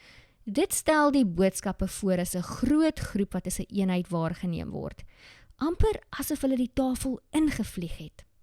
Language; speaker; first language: Afrikaans; native; Afrikaans